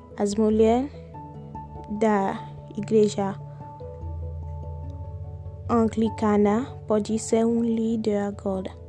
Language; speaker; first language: Portuguese; non-native, learner; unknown